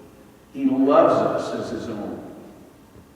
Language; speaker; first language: English; native; English